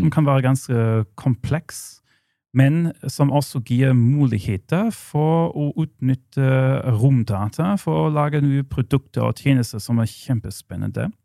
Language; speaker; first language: Norwegian; non-native, fluent; German